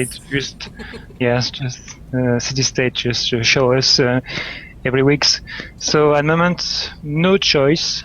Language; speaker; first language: English; non-native, learner; French